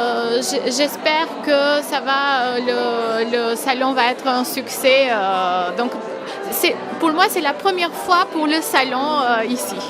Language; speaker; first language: French; non-native, fluent; Albanian